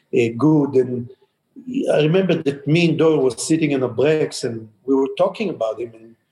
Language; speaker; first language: English; non-native, fluent; Hebrew